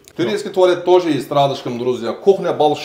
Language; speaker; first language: Russian; non-native, learner; Turkish